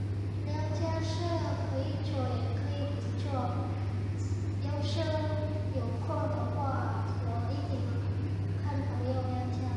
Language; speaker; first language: Chinese; non-native, learner; Indonesian